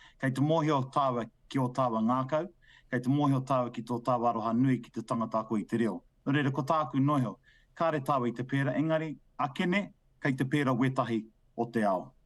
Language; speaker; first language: Māori; non-native, local second language; English